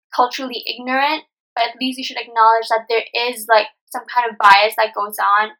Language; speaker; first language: English; non-native, local second language; Nepali